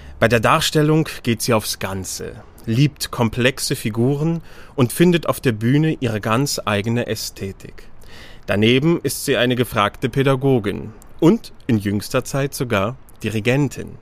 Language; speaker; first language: German; native; German